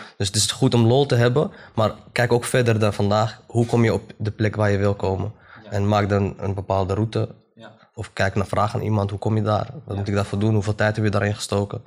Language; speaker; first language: Dutch; early bilingual, other home language; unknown